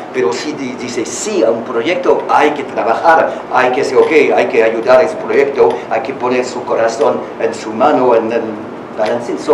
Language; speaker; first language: Spanish; non-native, learner; French